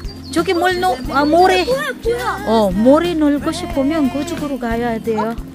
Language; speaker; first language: Korean; non-native, learner; Filipino